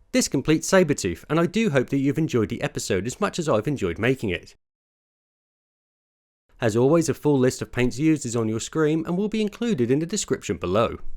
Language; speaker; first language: English; native; English